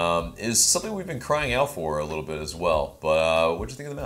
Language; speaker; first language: English; native; English